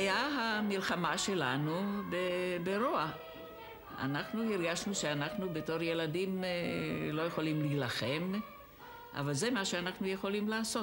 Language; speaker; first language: Hebrew; non-native, fluent; Czech